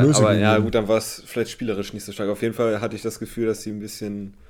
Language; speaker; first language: German; native; German